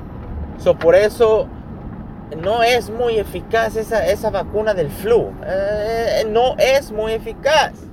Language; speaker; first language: Spanish; early bilingual, heritage; Spanish